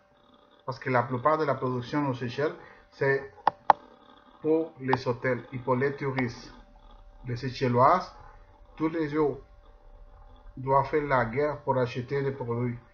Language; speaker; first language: French; non-native, fluent; Spanish